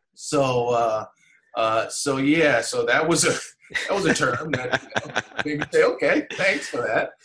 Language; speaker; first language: English; native; English